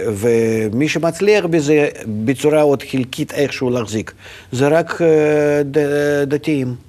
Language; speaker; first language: Hebrew; non-native, fluent; Russian